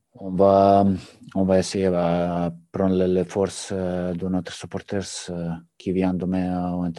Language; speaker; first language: French; non-native, learner; Serbian